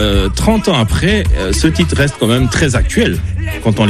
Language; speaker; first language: French; native; French